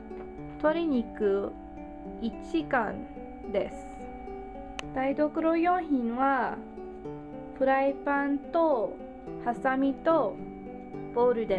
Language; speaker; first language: Japanese; non-native, learner; English